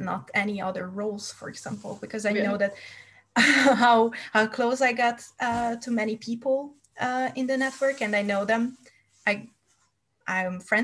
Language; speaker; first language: English; non-native, fluent; Hungarian